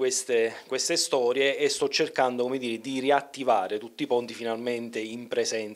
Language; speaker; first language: Italian; native; Italian